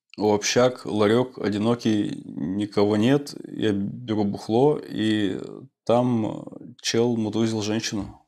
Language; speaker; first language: Russian; native; Russian